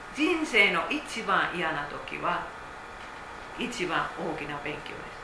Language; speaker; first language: Japanese; non-native, fluent; Finnish